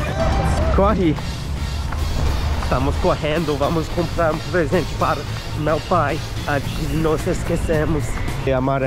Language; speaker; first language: Portuguese; non-native, learner; English